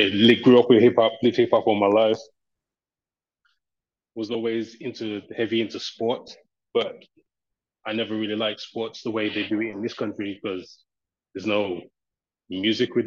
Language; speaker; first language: English; native; English